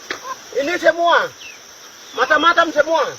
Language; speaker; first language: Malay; non-native, local second language; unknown